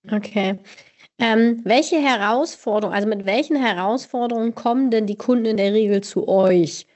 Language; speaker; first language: German; native; German